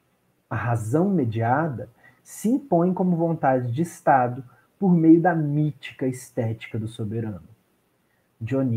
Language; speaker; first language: Portuguese; native; Portuguese